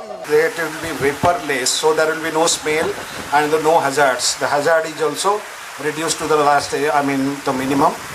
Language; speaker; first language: English; non-native, local second language; Malayalam